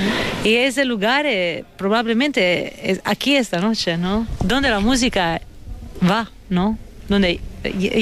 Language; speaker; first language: Spanish; non-native, fluent; Italian